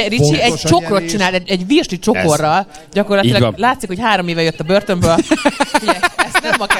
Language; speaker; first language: Hungarian; native; Hungarian